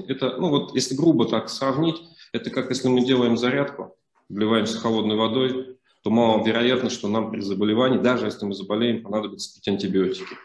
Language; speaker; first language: Russian; native; Russian